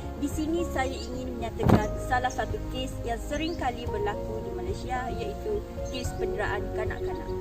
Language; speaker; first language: Malay; native; Malay